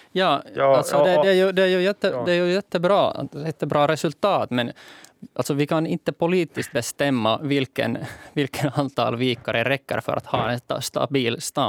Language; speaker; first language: Swedish; native; Swedish